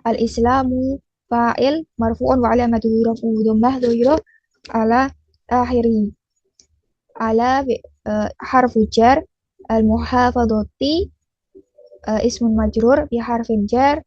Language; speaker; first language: Arabic; non-native, learner; Indonesian